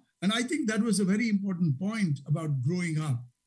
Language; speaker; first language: English; non-native, local second language; Tamil